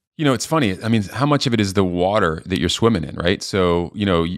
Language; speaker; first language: English; native; English